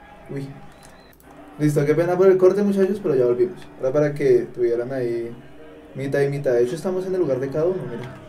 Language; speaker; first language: Spanish; native; Spanish